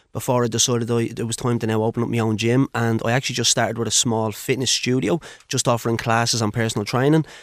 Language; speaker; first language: English; native; English